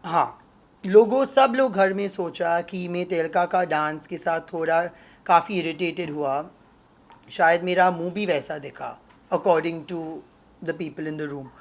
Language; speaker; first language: Hindi; non-native, local second language; English